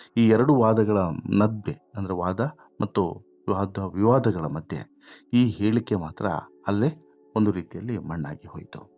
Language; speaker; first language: Kannada; native; Kannada